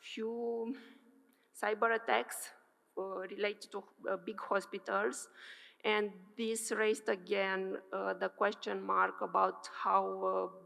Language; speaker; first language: English; non-native, fluent; Romanian